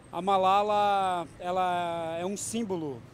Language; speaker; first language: Italian; non-native, learner; Portuguese